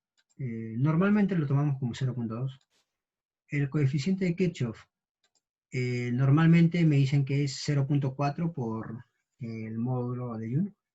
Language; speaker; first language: Spanish; native; Spanish